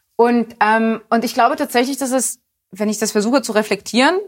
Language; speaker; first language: German; early bilingual, other home language; Polish